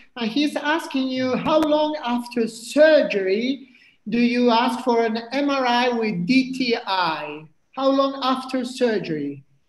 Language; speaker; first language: English; non-native, fluent; Spanish